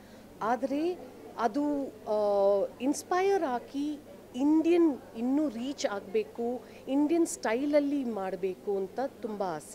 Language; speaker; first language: Kannada; non-native, fluent; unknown